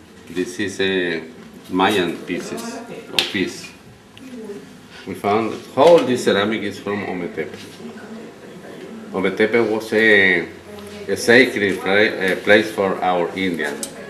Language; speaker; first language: English; non-native, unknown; Spanish